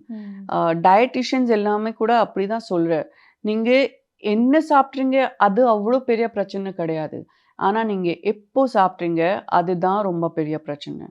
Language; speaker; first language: Tamil; non-native, fluent; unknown